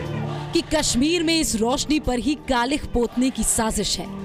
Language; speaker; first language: Hindi; native; Hindi